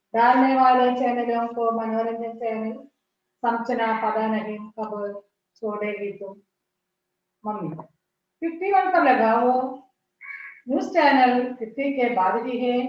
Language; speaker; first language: Hindi; non-native, local second language; Malayalam